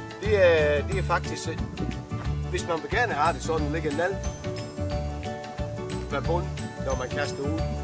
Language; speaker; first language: Danish; non-native, fluent; English